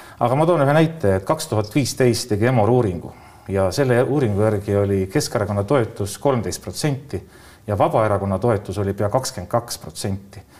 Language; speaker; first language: Estonian; native; Estonian